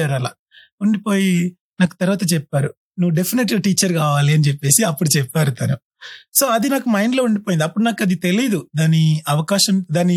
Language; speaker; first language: Telugu; native; Telugu